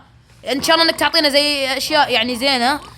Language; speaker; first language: Arabic; native; Arabic